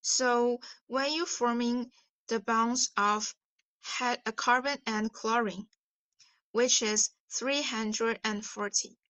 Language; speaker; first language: English; non-native, fluent; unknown